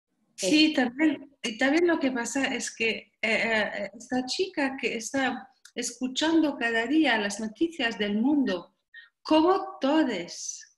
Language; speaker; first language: Spanish; non-native, learner; French